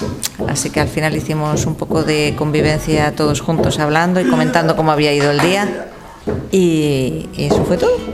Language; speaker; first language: Spanish; native; Spanish